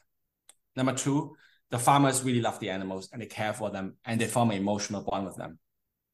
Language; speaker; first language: English; non-native, local second language; Cantonese